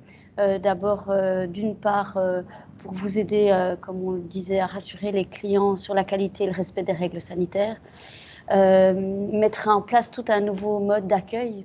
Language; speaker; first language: French; native; French